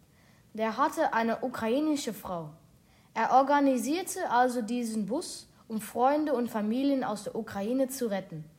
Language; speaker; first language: German; non-native, local second language; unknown